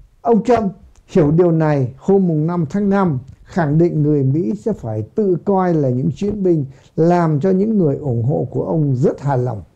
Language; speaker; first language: Vietnamese; native; Vietnamese